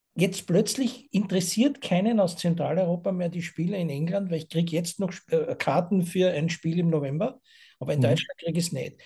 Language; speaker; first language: German; native; German